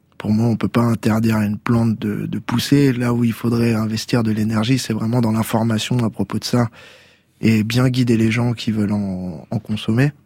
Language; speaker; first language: French; native; French